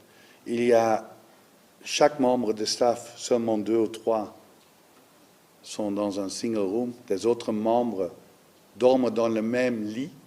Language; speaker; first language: French; non-native, learner; Dutch